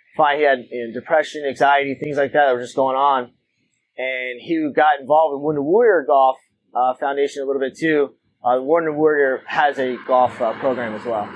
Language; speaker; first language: English; native; English